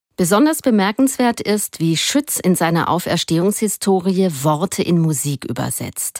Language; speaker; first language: German; native; German